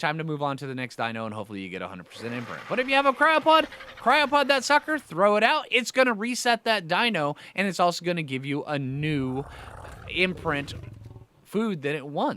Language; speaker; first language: English; native; English